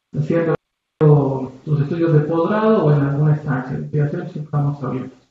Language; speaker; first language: Spanish; native; Spanish